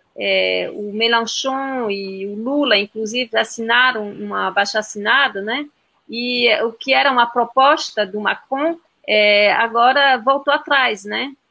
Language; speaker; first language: Portuguese; non-native, fluent; French